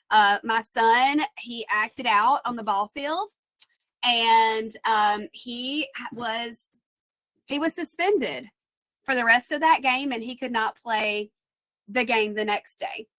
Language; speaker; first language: English; native; English